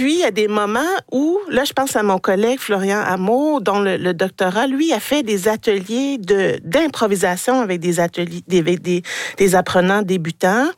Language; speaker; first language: French; native; French